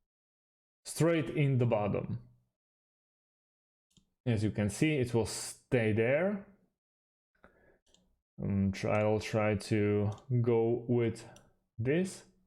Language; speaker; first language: English; non-native, fluent; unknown